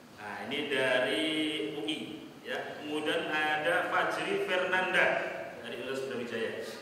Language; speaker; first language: Indonesian; native; Indonesian